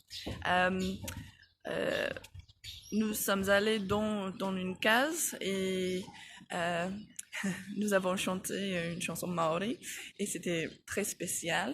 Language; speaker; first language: French; non-native, fluent; English